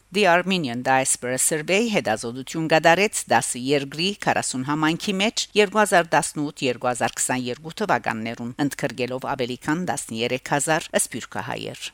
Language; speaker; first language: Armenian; early bilingual, heritage; Armenian